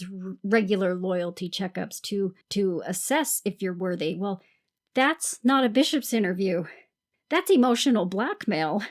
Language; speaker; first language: English; native; English